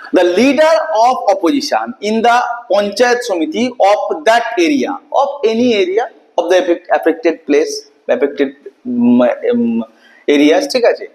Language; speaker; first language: English; non-native, local second language; Bangla